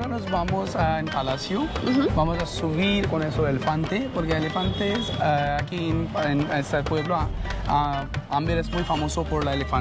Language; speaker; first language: Spanish; non-native, learner; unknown